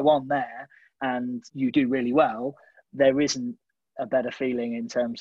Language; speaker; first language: English; native; English